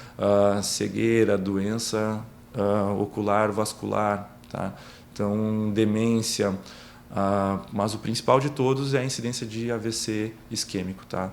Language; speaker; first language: Portuguese; native; Portuguese